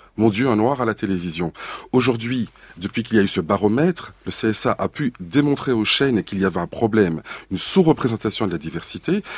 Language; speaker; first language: French; native; French